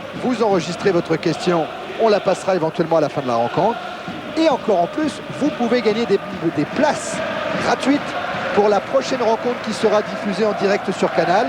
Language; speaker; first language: French; native; French